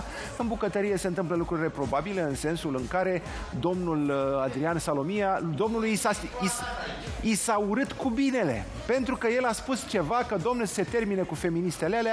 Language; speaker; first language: Romanian; native; Romanian